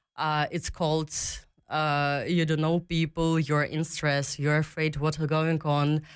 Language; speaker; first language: English; non-native, learner; Ukrainian